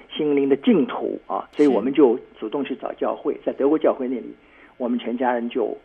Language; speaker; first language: Chinese; native; Chinese